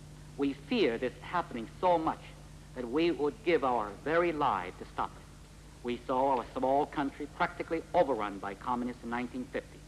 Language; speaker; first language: English; non-native, local second language; Korean